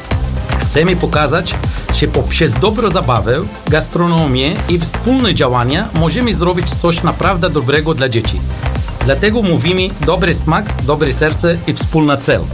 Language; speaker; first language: Polish; non-native, learner; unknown